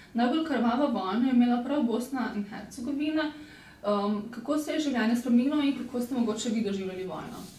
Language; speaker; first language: Slovenian; native; Slovenian